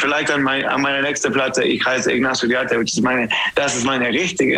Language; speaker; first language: German; non-native, fluent; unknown